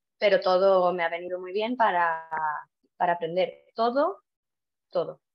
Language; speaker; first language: Spanish; non-native, fluent; Estonian